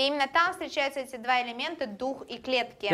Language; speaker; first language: Romanian; non-native, local second language; Russian